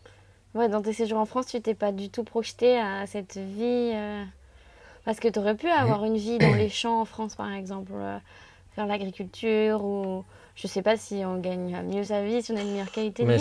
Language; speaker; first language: French; native; French